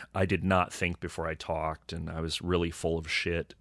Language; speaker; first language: English; native; English